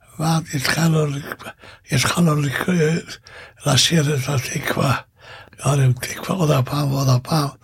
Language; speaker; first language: Hebrew; non-native, fluent; Hungarian